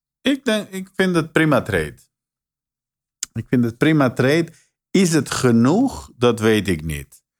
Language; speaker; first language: Dutch; non-native, fluent; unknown